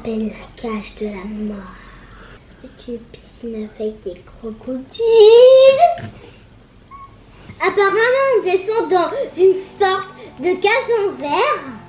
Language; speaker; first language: French; native; French